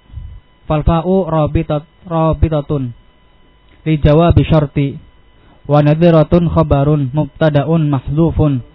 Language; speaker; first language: Arabic; non-native, learner; Indonesian